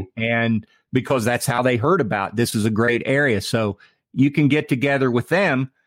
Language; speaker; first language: English; native; English